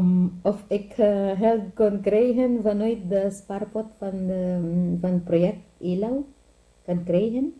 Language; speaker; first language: Dutch; non-native, learner; Filipino